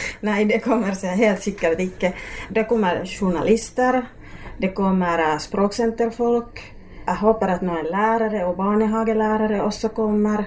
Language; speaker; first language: Swedish; non-native, local second language; Finnish